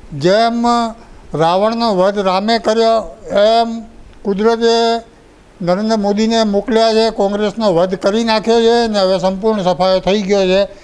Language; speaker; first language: Gujarati; non-native, local second language; Sindhi